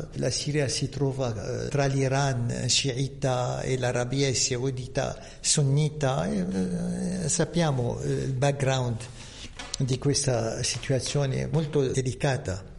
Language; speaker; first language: Italian; non-native, fluent; Arabic